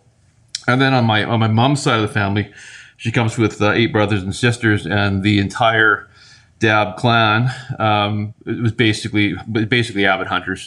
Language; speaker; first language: English; native; English